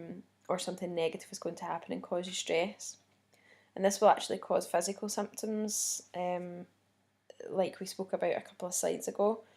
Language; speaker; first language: English; native; English